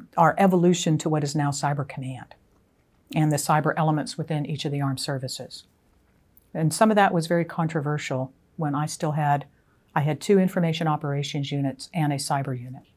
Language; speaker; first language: English; native; English